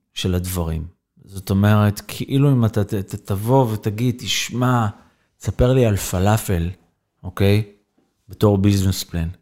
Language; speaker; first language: Hebrew; native; Hebrew